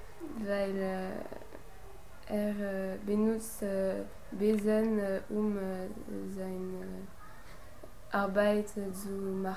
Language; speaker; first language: German; non-native, learner; French